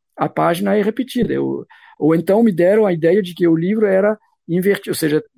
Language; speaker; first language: Portuguese; non-native, fluent; French